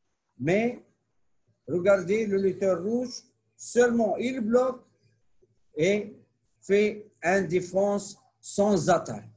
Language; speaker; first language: French; non-native, local second language; Arabic